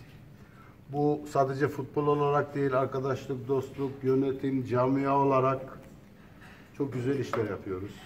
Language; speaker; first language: Turkish; native; Turkish